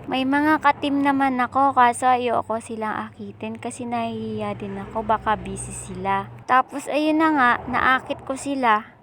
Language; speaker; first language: Filipino; non-native, local second language; Bikol